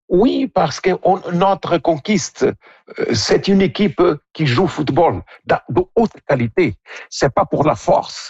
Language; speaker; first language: French; non-native, local second language; Portuguese